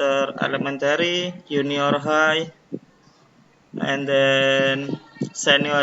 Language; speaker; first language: English; non-native, learner; Indonesian